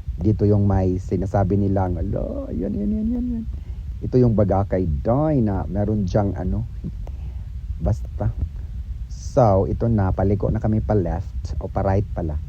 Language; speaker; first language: Filipino; non-native, local second language; Cebuano